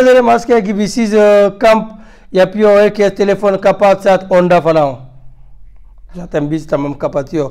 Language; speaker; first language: Turkish; non-native, learner; French